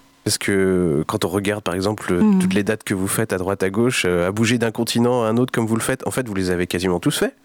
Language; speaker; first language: French; native; French